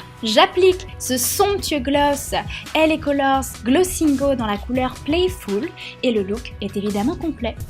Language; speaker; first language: French; native; French